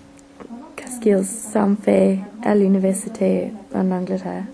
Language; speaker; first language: French; non-native, learner; English